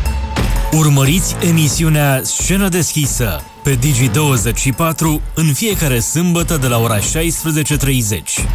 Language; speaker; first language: Romanian; native; Romanian